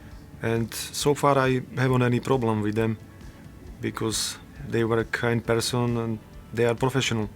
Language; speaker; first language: English; non-native, learner; Slovak